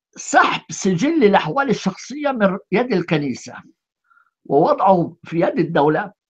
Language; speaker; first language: Arabic; native; Arabic